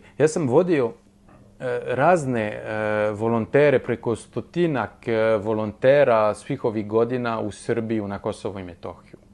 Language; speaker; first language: Bosnian; non-native, fluent; French